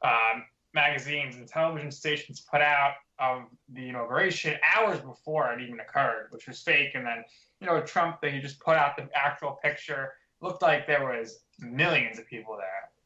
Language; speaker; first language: English; native; English